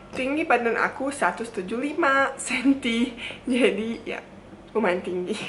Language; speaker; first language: Indonesian; non-native, fluent; Bosnian